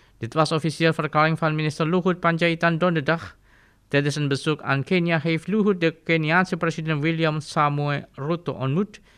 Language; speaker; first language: Dutch; non-native, fluent; Indonesian